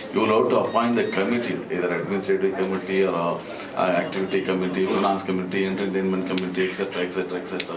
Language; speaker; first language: English; non-native, local second language; Tamil